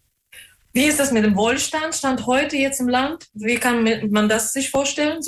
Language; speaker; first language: German; non-native, fluent; Russian